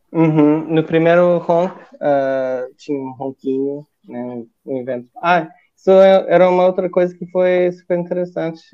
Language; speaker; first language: Portuguese; non-native, fluent; English